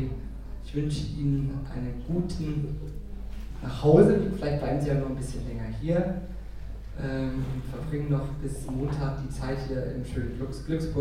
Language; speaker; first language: German; native; German